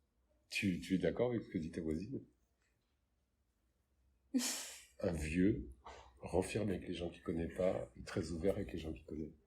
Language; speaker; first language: French; native; French